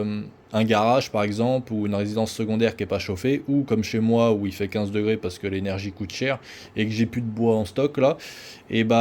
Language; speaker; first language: French; native; French